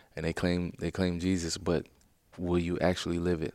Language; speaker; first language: English; native; English